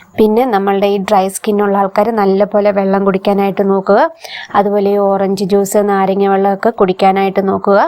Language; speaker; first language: Malayalam; native; Malayalam